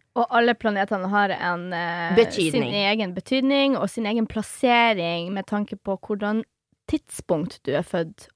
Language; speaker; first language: Norwegian; non-native, fluent; Polish